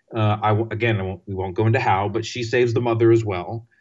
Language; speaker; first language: English; non-native, fluent; Greek